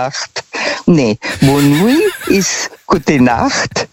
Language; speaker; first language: German; native; German